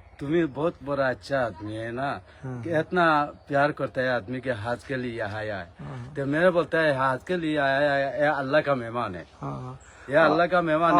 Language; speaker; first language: Hindi; non-native, learner; Bangla